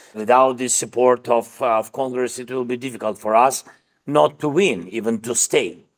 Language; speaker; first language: English; non-native, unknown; Russian